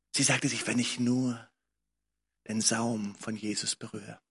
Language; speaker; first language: German; native; German